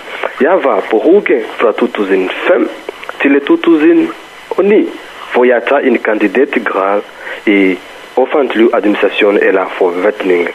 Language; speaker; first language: Danish; non-native, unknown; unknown